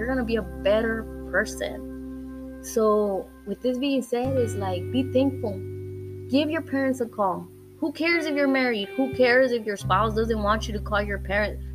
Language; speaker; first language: English; early bilingual, other home language; Spanish